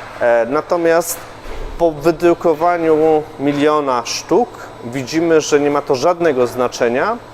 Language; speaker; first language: Polish; native; Polish